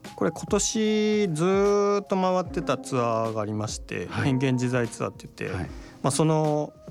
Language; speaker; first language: Japanese; native; Japanese